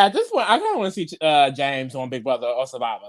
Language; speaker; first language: English; native; English